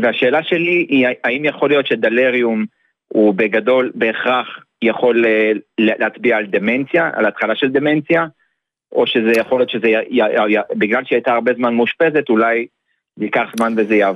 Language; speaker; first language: Hebrew; native; Hebrew